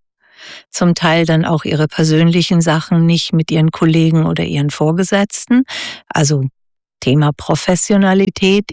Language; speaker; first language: German; native; German